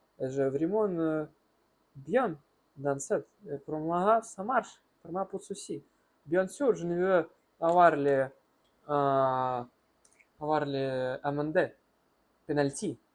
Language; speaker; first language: French; non-native, learner; Russian